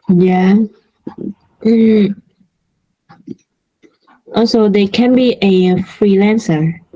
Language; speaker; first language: English; non-native, learner; Vietnamese